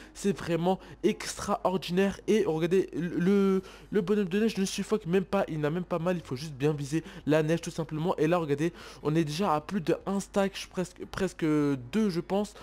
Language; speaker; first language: French; native; French